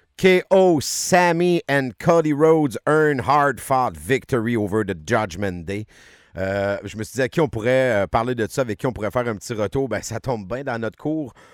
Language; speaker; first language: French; native; French